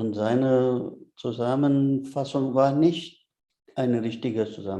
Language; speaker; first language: German; non-native, fluent; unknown